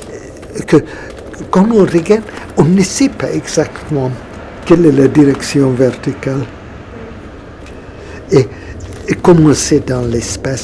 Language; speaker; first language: French; non-native, fluent; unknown